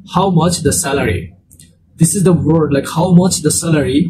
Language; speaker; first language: English; non-native, local second language; Bangla